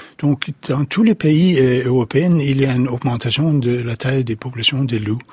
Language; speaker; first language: French; non-native, fluent; Danish